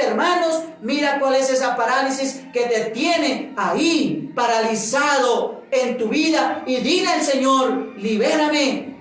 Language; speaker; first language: Spanish; native; Spanish